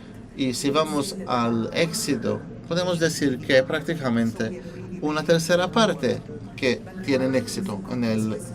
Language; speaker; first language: Spanish; non-native, fluent; Italian